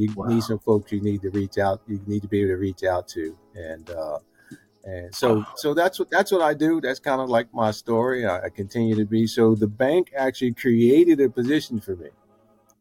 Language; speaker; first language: English; native; English